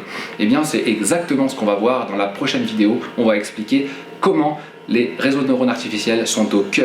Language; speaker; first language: French; native; French